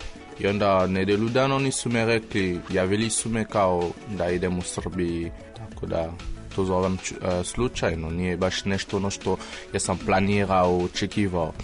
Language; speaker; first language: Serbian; non-native, learner; French